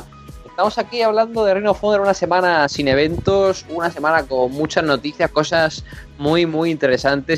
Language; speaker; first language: Spanish; native; Spanish